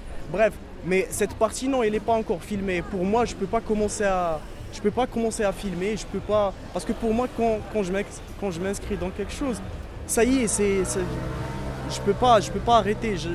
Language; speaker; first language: French; non-native, local second language; Arabic